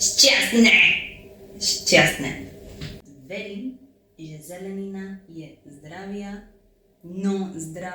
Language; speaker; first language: Slovak; non-native, learner; Spanish